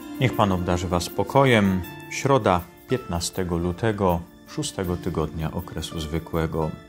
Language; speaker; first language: Polish; native; Polish